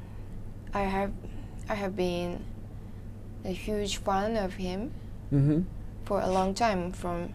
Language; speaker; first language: English; non-native, learner; Japanese